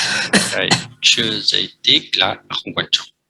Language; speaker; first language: Vietnamese; non-native, fluent; French